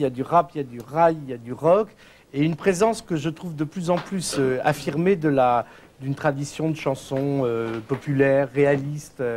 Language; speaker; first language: French; native; French